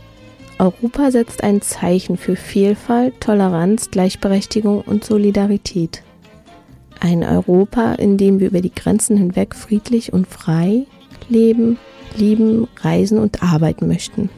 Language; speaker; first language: German; native; German